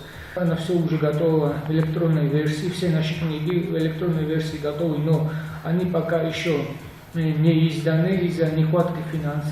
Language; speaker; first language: Russian; non-native, local second language; Georgian